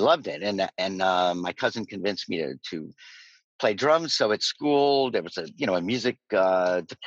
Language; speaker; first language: English; native; English